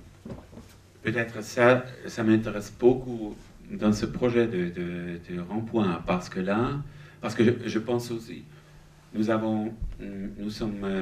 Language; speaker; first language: French; non-native, fluent; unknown